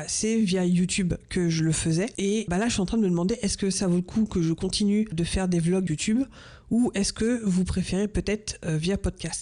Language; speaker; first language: French; native; French